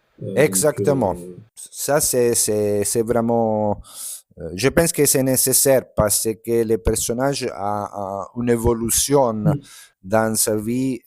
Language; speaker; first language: French; non-native, fluent; Italian